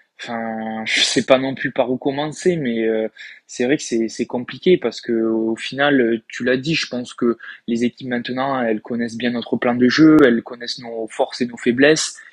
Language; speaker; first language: French; native; French